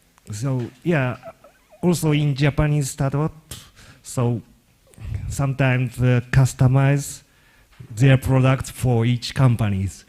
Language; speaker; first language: English; non-native, learner; Japanese